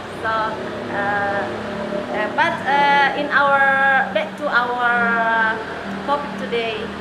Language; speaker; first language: English; non-native, learner; Indonesian